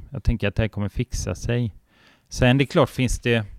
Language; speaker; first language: Swedish; native; Swedish